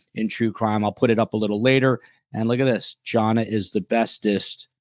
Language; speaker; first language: English; native; English